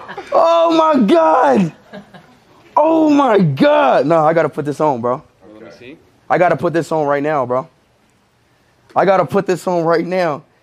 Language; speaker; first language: English; native; English